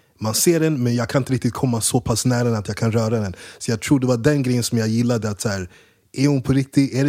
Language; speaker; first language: Swedish; early bilingual, other home language; English